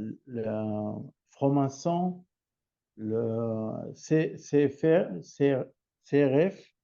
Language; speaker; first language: French; non-native, learner; Hebrew